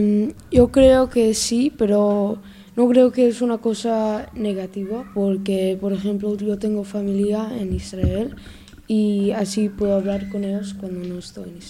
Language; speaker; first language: Spanish; early bilingual, other home language; English